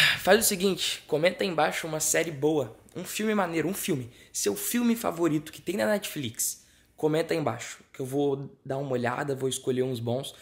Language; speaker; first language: Portuguese; native; Portuguese